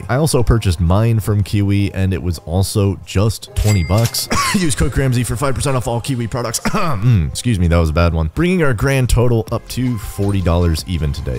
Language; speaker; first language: English; native; English